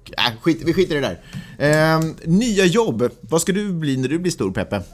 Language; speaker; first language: Swedish; native; Swedish